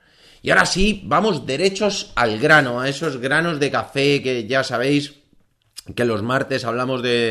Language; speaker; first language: Spanish; native; Spanish